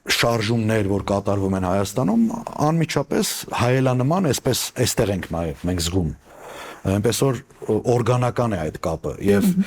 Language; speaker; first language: Armenian; native; Armenian